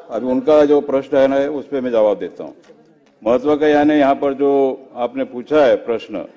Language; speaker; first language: Hindi; non-native, local second language; Marathi